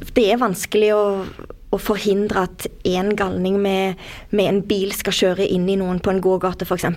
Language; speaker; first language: Norwegian; native; Norwegian